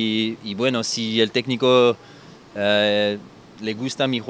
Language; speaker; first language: Spanish; non-native, learner; French